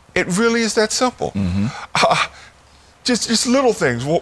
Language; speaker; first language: English; native; English